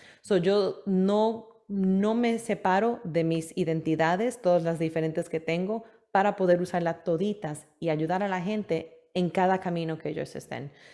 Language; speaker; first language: Spanish; early bilingual, heritage; Spanish